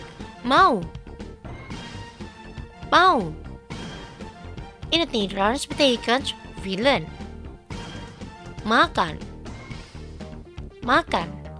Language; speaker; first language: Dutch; non-native, fluent; Indonesian